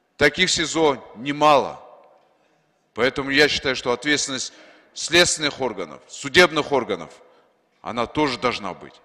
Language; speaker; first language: Russian; non-native, local second language; Kyrgyz